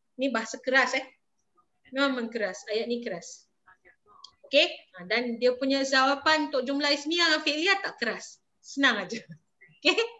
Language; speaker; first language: Malay; native; Malay